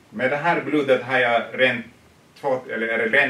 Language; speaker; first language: Swedish; non-native, fluent; Tigrinya